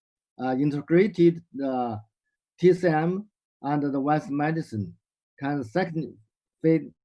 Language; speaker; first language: English; non-native, learner; Chinese